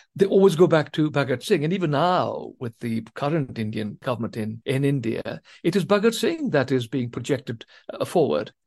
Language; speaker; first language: English; non-native, local second language; Swahili